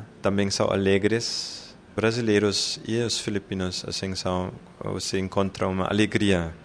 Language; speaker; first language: Portuguese; non-native, fluent; German